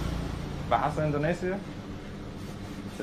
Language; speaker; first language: Indonesian; non-native, learner; English